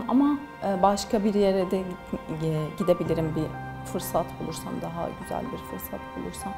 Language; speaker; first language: Turkish; non-native, fluent; Arabic